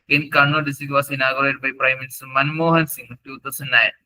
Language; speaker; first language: English; non-native, local second language; Malayalam